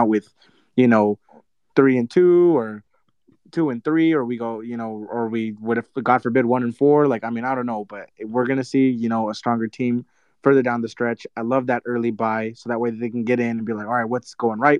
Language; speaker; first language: English; native; English